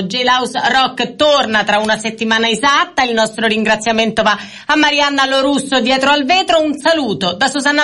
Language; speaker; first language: Italian; native; Italian